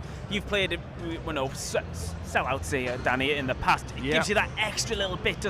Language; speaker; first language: English; native; English